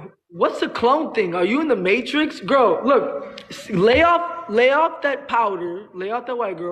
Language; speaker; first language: English; early bilingual, other home language; Spanish